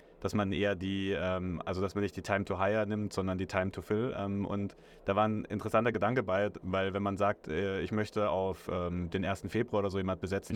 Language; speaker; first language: German; native; German